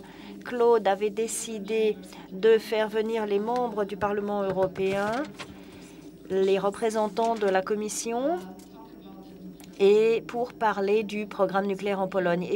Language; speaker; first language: French; non-native, fluent; Polish